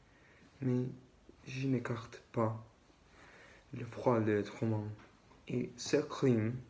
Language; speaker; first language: French; non-native, learner; Spanish